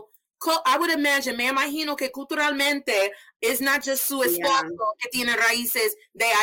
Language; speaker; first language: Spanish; non-native, fluent; English